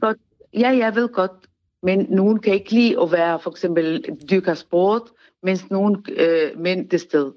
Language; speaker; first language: Danish; non-native, learner; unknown